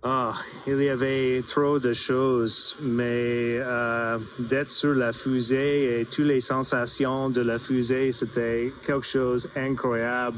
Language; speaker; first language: French; non-native, fluent; English